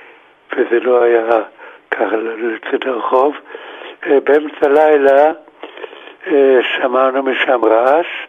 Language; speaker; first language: Hebrew; non-native, fluent; German